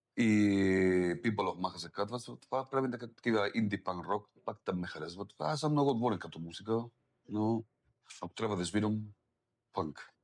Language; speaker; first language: Bulgarian; non-native, learner; Spanish